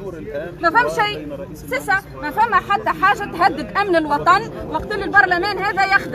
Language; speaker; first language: Arabic; native; Arabic